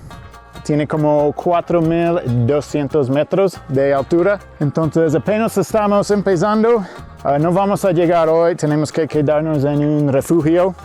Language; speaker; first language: Spanish; non-native, fluent; English